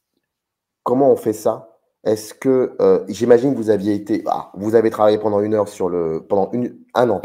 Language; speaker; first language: French; native; French